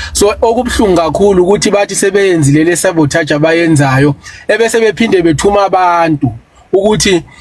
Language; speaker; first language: Zulu; native; Zulu